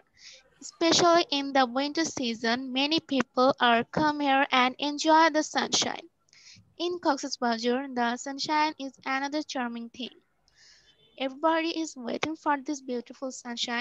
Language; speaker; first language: English; non-native, learner; Bangla